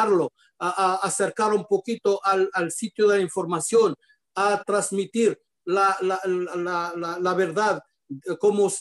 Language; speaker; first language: Spanish; non-native, fluent; Arabic